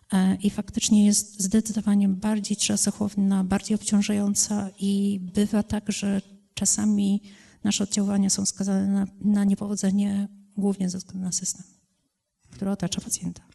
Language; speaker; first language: Polish; native; Polish